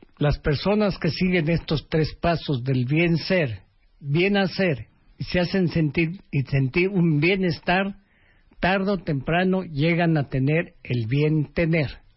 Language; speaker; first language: Spanish; early bilingual, other home language; Japanese